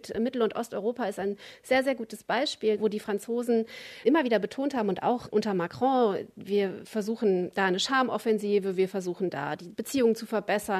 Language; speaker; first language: German; native; German